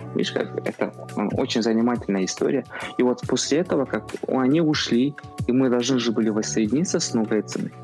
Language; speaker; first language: Russian; non-native, local second language; Kazakh